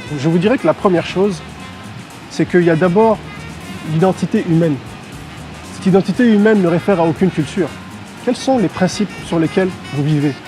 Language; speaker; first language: French; non-native, local second language; Hausa